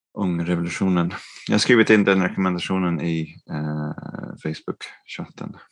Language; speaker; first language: Swedish; non-native, fluent; English